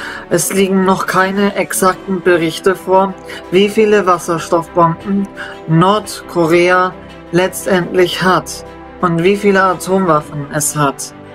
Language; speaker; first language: German; native; German